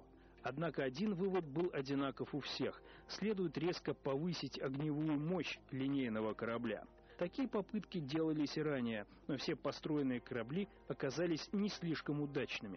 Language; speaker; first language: Russian; native; Russian